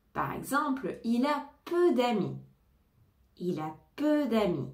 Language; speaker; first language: French; native; French